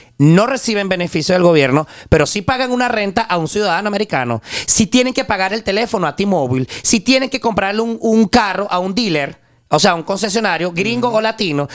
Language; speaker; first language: Spanish; native; Spanish